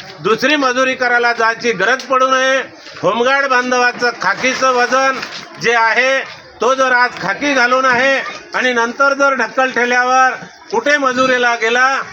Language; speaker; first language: Marathi; non-native, local second language; Gondi